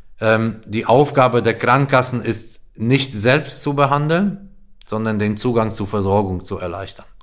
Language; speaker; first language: German; non-native, fluent; Polish